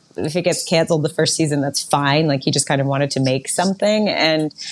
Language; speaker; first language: English; native; English